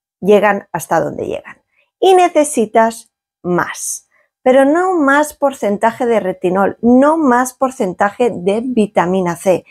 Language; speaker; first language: Spanish; native; Spanish